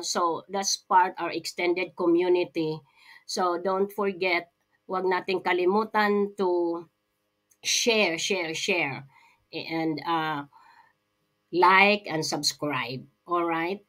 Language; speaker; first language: English; non-native, local second language; Filipino